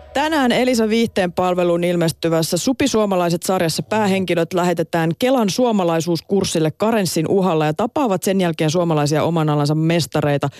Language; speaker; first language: Finnish; native; Finnish